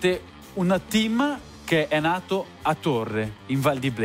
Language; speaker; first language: Italian; native; Italian